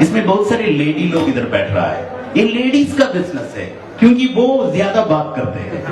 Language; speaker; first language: Hindi; non-native, learner; Nepali